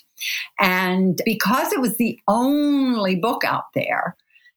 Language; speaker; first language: English; native; English